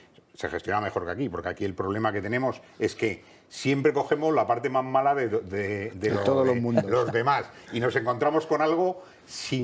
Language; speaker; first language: Spanish; native; Spanish